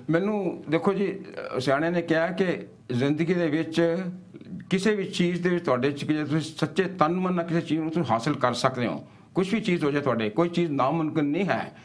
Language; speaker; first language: Punjabi; early bilingual, heritage; Punjabi